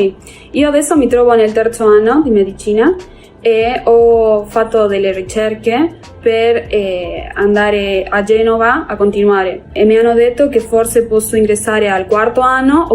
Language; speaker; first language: Italian; non-native, fluent; Spanish